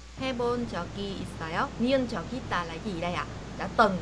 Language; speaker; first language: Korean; non-native, fluent; Vietnamese